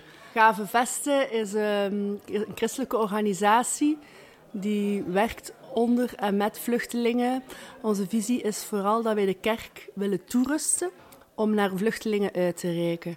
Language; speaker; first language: Dutch; native; Dutch